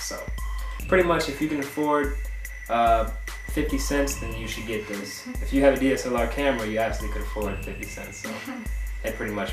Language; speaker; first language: English; native; English